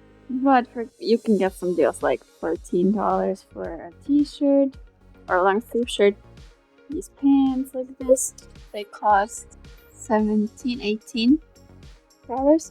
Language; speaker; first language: English; non-native, fluent; Polish